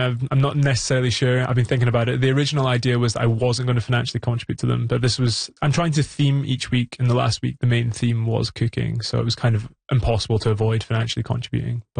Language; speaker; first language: English; native; English